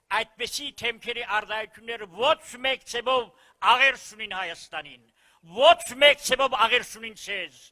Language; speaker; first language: Armenian; early bilingual, heritage; Armenian